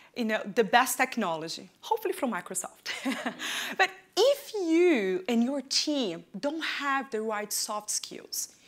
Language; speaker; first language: English; non-native, fluent; Portuguese